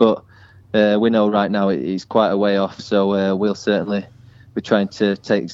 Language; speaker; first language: English; native; English